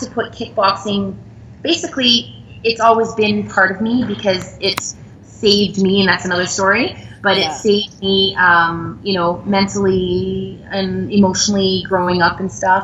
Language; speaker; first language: English; native; English